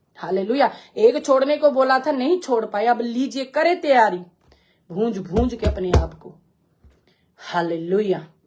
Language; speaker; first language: Hindi; non-native, local second language; Punjabi